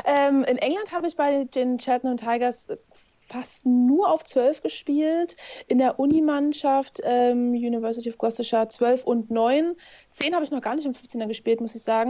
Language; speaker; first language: German; native; German